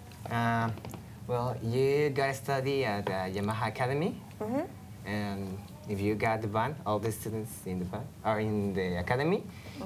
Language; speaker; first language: English; non-native, fluent; Spanish